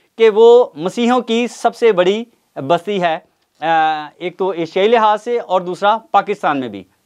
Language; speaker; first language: Urdu; non-native, local second language; Punjabi